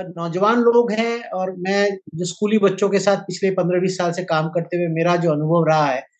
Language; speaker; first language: Hindi; native; Hindi